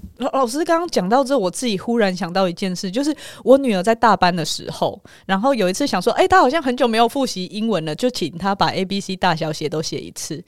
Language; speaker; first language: Chinese; native; Chinese